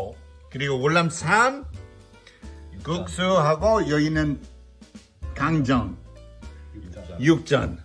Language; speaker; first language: Korean; non-native, fluent; English